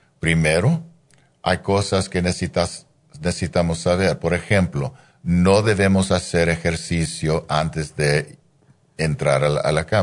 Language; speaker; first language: Spanish; non-native, fluent; English